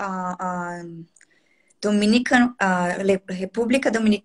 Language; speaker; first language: French; non-native, learner; Portuguese